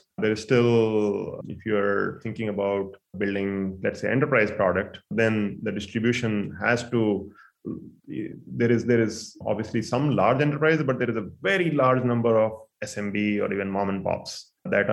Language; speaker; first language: English; non-native, local second language; Hindi